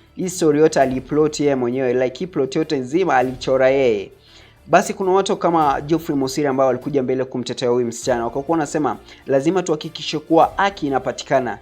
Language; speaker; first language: Swahili; native; Swahili